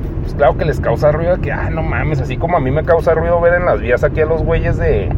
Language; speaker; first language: Spanish; native; Spanish